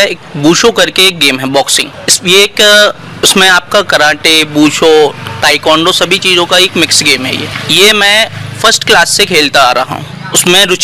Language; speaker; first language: Hindi; native; Hindi